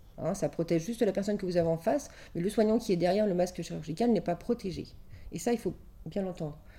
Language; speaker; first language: French; native; French